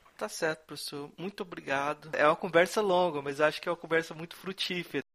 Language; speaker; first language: Portuguese; native; Portuguese